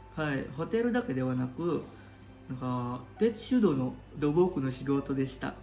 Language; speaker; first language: Japanese; non-native, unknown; Indonesian